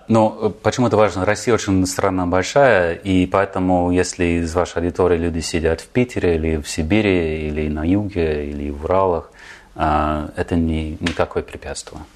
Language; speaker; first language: Russian; non-native, fluent; English